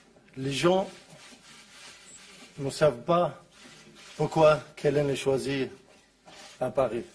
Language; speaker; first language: French; non-native, learner; Arabic